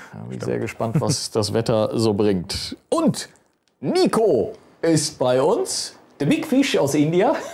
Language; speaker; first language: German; native; German